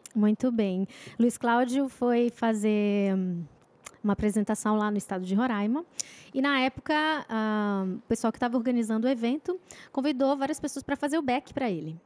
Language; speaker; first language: Portuguese; native; Portuguese